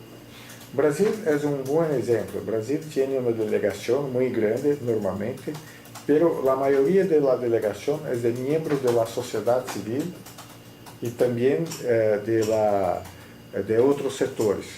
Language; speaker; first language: Spanish; non-native, fluent; Portuguese